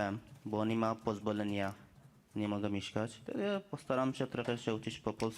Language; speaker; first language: Polish; non-native, learner; Bangla